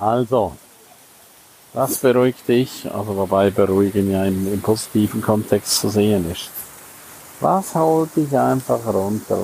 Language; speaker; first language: German; native; German